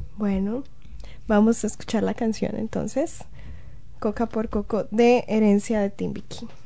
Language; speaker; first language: Spanish; native; Spanish